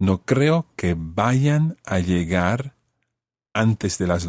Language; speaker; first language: Spanish; non-native, fluent; English